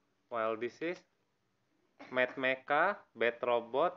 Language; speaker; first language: English; non-native, learner; Indonesian